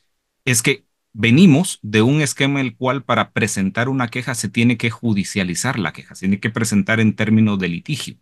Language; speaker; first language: Spanish; native; Spanish